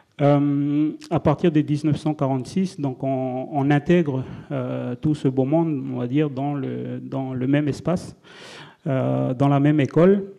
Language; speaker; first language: French; non-native, local second language; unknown